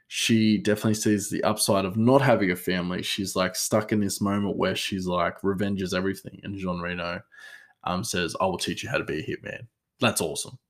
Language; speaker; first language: English; native; English